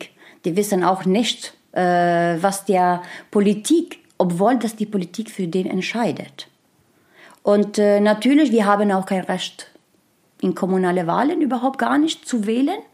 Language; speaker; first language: German; non-native, learner; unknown